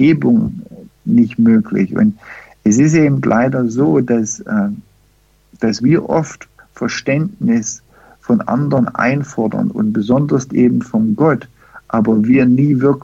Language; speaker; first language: German; early bilingual, heritage; German